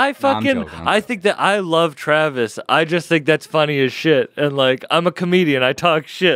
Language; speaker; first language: English; native; English